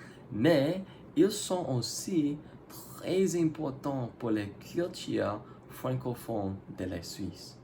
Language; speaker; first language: French; non-native, learner; English